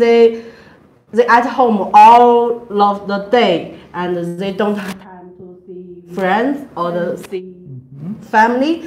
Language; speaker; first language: English; non-native, learner; Chinese